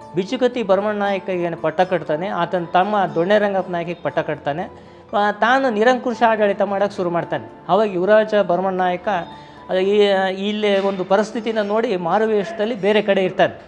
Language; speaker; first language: Kannada; native; Kannada